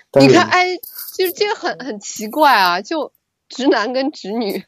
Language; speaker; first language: Chinese; native; Chinese